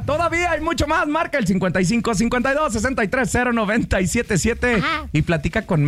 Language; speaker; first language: Spanish; native; Spanish